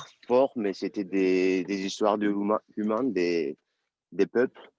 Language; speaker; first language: French; non-native, learner; Turkish